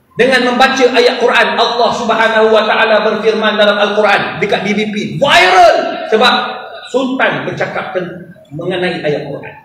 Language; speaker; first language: Malay; non-native, fluent; Arabic